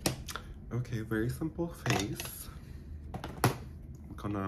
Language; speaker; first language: English; native; English